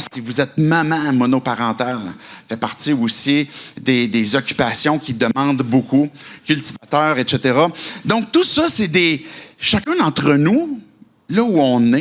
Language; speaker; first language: French; native; French